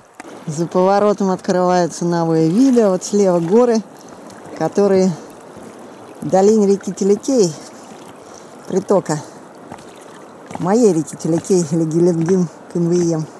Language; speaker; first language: Russian; native; Russian